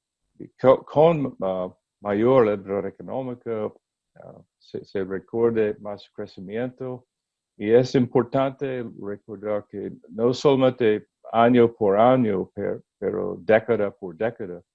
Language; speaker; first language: Spanish; non-native, learner; English